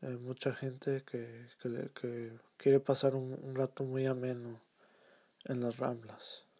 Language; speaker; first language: Spanish; early bilingual, heritage; Spanish